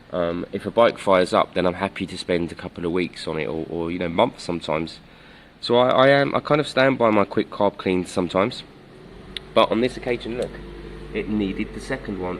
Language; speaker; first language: English; native; English